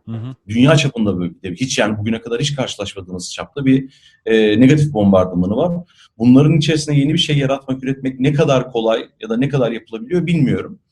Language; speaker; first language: Turkish; native; Turkish